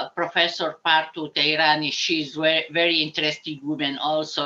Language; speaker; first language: English; non-native, learner; Arabic